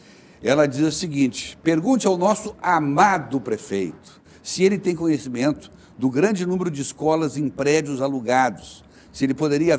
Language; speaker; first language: Portuguese; native; Portuguese